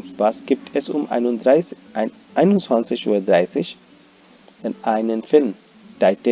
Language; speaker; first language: German; non-native, fluent; Hindi